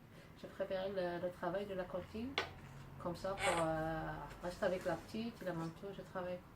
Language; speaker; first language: French; non-native, learner; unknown